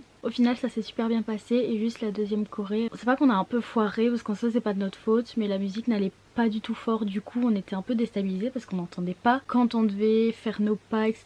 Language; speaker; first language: French; native; French